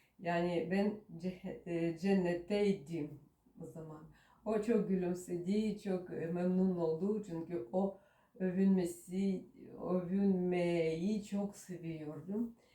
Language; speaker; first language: Turkish; non-native, learner; Russian